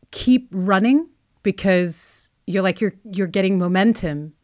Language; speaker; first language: English; non-native, fluent; Arabic